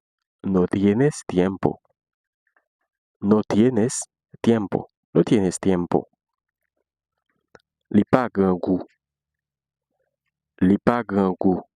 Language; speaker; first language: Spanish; non-native, fluent; Haitian Creole